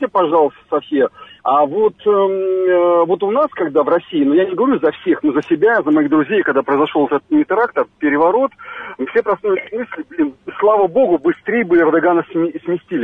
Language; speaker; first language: Russian; native; Russian